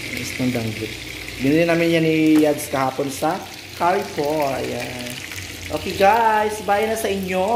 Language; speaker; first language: Filipino; non-native, local second language; Cebuano